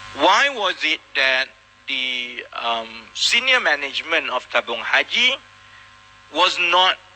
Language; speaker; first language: English; non-native, local second language; Malay